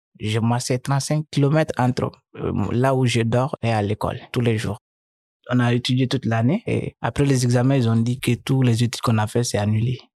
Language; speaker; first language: French; non-native, local second language; Fula